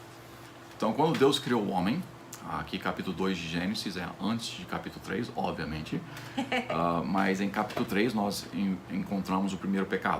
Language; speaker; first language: Portuguese; non-native, fluent; English